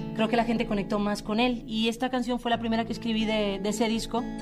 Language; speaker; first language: Spanish; native; Spanish